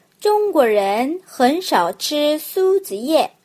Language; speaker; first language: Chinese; non-native, fluent; Korean